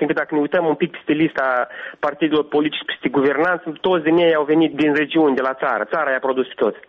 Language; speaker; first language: Romanian; non-native, local second language; Gagauz